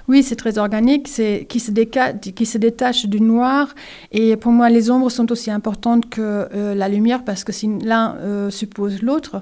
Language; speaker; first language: French; non-native, fluent; German